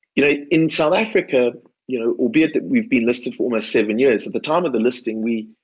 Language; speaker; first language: English; native; English